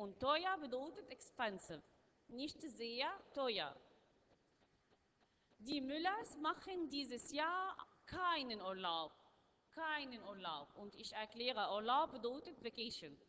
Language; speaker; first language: German; non-native, learner; Arabic